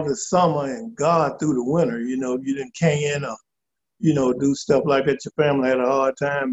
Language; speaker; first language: English; native; English